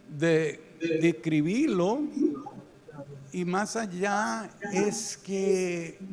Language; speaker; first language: Spanish; early bilingual, heritage; Spanish